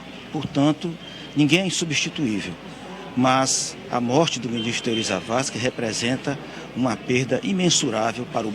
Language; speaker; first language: Portuguese; native; Portuguese